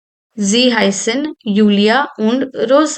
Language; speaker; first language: German; non-native, fluent; Hindi